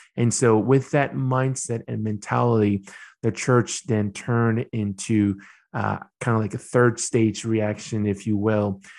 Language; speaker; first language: English; early bilingual, other home language; Burmese